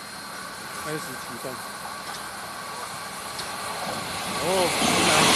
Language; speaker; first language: Chinese; native; Chinese